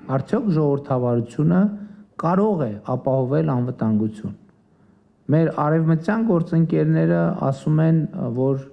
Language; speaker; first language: Armenian; native; Armenian